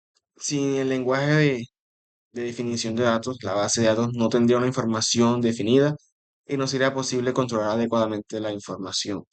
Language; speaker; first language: Spanish; native; Spanish